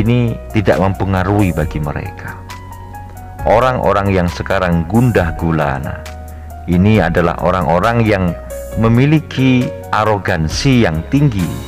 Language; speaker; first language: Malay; non-native, local second language; Javanese